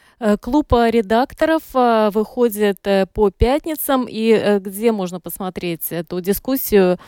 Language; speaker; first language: Russian; native; Russian